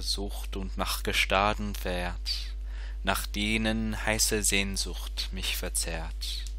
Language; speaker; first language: German; non-native, fluent; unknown